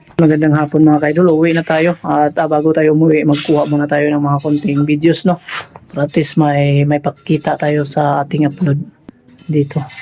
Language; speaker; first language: Filipino; non-native, local second language; Cebuano